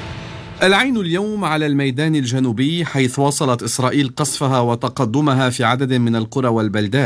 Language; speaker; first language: Arabic; native; Arabic